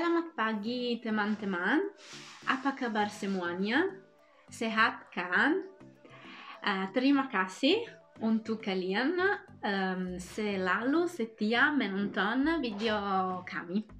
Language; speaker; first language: Indonesian; non-native, learner; Italian